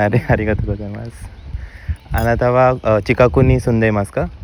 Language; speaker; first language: Japanese; non-native, learner; Hindi